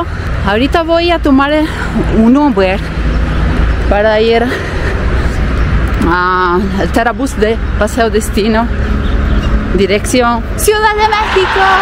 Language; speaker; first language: Spanish; non-native, fluent; Italian